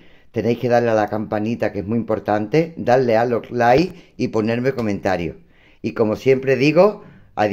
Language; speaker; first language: Spanish; native; Spanish